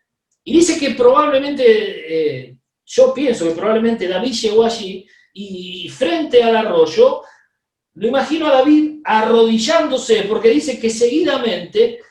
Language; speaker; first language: Spanish; native; Spanish